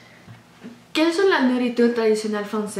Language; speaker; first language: French; non-native, learner; English